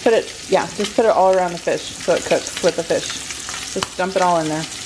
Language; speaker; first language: English; native; English